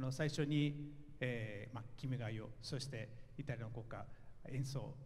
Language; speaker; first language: Japanese; non-native, fluent; Italian